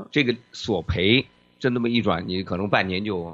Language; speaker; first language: Chinese; native; Chinese